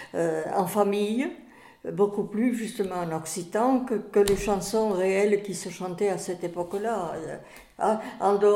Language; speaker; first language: French; native; French